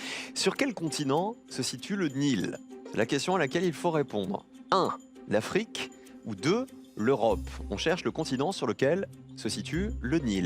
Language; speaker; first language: French; native; French